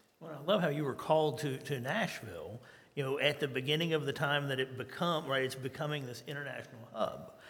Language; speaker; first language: English; native; English